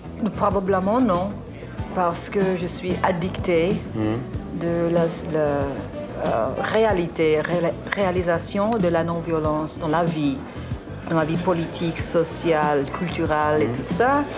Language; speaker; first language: French; non-native, learner; English